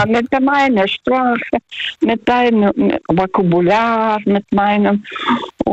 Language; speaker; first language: German; early bilingual, heritage; Russian